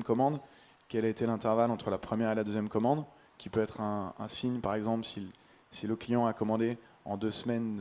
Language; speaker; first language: French; native; French